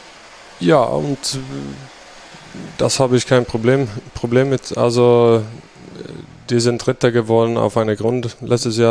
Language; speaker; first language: German; non-native, fluent; Swedish